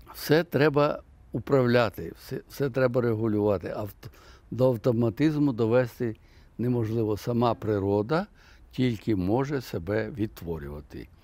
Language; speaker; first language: Ukrainian; native; Ukrainian